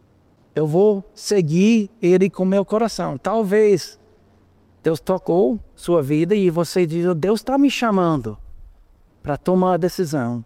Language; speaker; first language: Portuguese; non-native, fluent; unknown